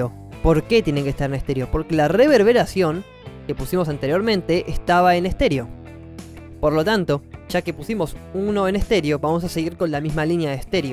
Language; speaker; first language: Spanish; native; Spanish